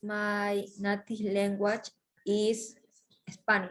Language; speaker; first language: English; non-native, learner; Spanish